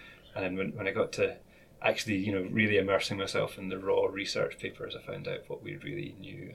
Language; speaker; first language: English; native; English